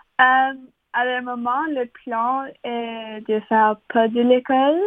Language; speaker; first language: French; non-native, local second language; English